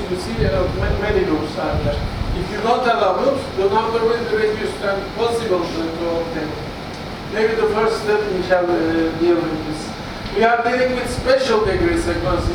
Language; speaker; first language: English; non-native, fluent; Turkish